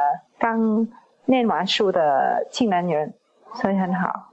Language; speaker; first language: Chinese; non-native, local second language; Cantonese